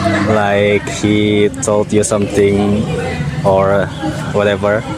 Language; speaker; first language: English; non-native, learner; Indonesian